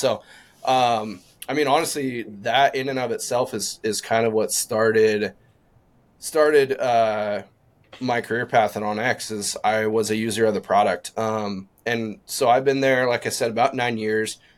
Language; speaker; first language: English; native; English